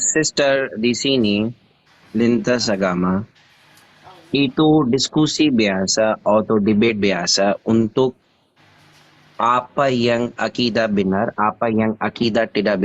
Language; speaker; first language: Indonesian; non-native, learner; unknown